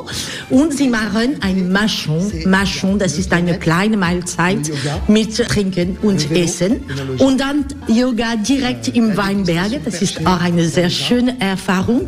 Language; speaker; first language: German; non-native, learner; French